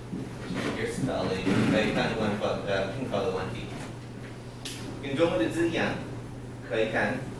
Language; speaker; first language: Chinese; non-native, learner; English